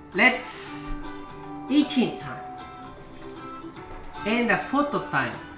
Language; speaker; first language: English; non-native, learner; Japanese